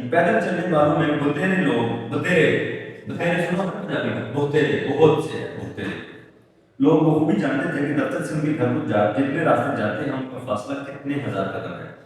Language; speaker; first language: Urdu; non-native, local second language; Punjabi